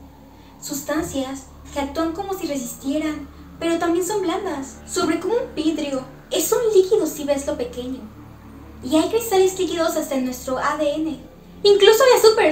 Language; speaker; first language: Spanish; native; Spanish